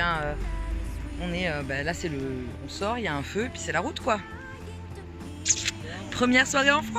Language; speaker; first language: French; native; French